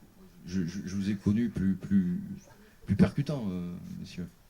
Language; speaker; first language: French; native; French